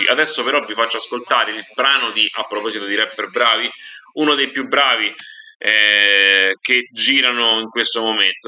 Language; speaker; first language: Italian; native; Italian